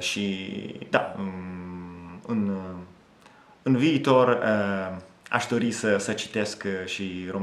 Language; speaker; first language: Romanian; non-native, fluent; Italian